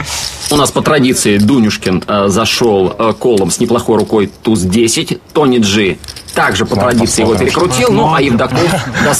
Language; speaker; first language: Russian; native; Russian